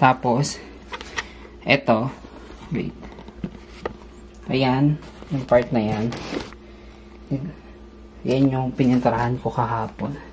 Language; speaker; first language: Filipino; native; Filipino